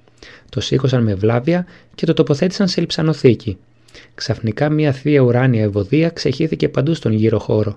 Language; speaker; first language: Greek; native; Greek